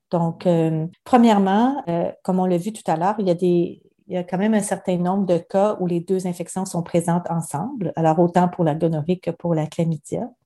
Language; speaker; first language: French; native; French